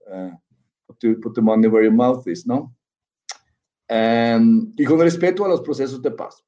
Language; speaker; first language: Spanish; non-native, fluent; Norwegian